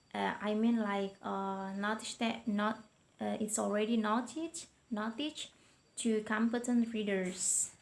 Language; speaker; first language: English; non-native, learner; Indonesian